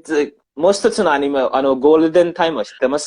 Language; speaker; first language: Japanese; non-native, learner; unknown